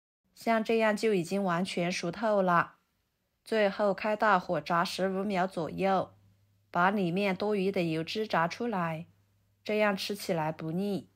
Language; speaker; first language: Chinese; native; Chinese